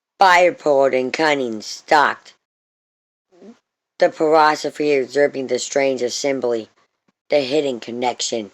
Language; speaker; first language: English; native; English